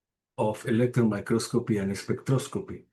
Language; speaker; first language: English; non-native, fluent; Spanish